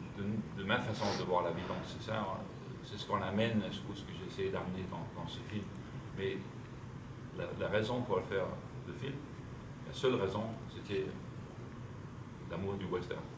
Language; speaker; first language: French; non-native, fluent; Danish